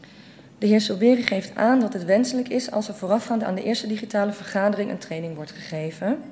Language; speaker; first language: Dutch; native; Dutch